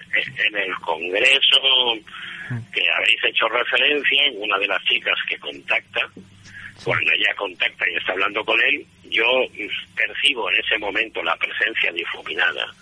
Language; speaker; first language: Spanish; native; Spanish